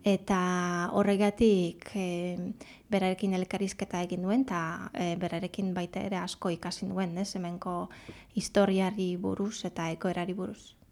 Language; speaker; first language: Basque; non-native, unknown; Polish